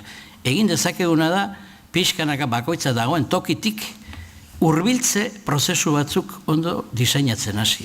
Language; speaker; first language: Basque; native; Basque